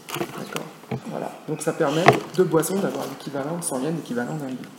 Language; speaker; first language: French; native; French